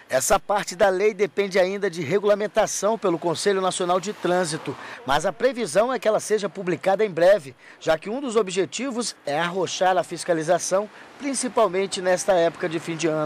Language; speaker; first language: Portuguese; native; Portuguese